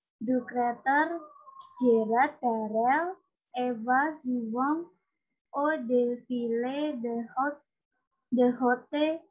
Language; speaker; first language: French; non-native, learner; Indonesian